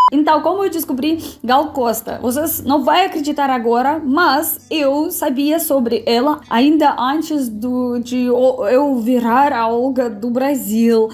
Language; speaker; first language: Portuguese; non-native, fluent; Russian